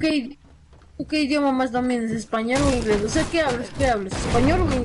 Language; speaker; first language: Spanish; native; Spanish